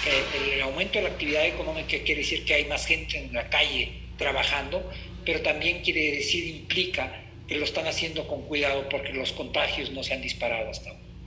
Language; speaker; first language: Spanish; native; Spanish